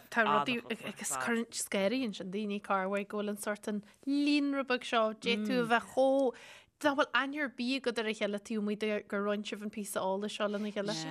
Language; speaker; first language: Irish; native; Irish